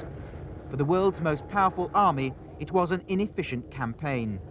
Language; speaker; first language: English; native; English